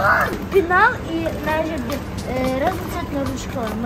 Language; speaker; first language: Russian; non-native, local second language; Kazakh